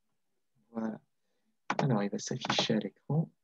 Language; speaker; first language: French; native; French